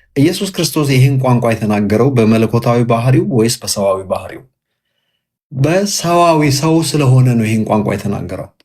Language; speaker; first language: Amharic; native; Amharic